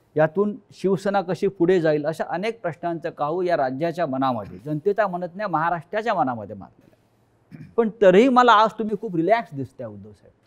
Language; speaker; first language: Marathi; native; Marathi